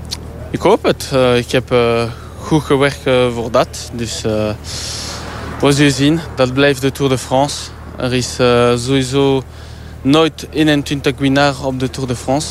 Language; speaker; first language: Dutch; non-native, learner; French